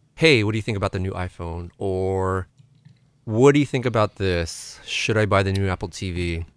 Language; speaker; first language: English; early bilingual, other home language; Filipino